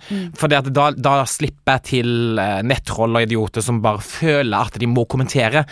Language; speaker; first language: Norwegian; native; Norwegian